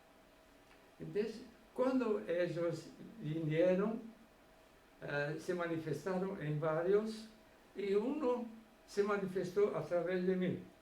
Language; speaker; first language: Spanish; non-native, fluent; Portuguese